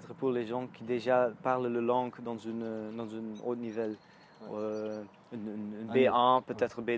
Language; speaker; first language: French; non-native, learner; Dutch